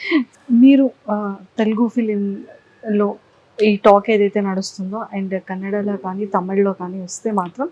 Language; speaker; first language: Telugu; native; Telugu